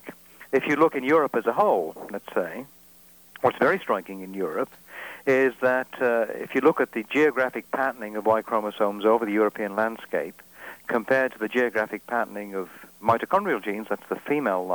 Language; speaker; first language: English; native; English